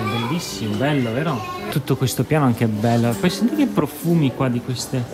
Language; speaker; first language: Italian; native; Italian